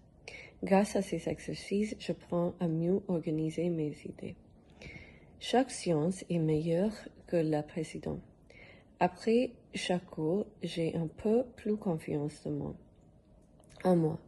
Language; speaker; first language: French; non-native, learner; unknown